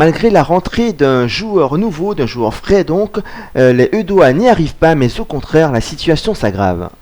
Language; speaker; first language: French; native; French